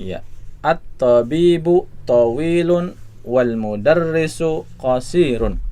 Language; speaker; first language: Arabic; non-native, fluent; Indonesian